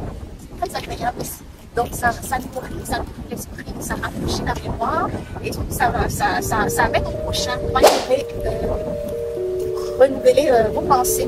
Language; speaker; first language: French; native; French